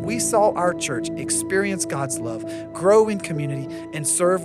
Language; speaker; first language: English; native; English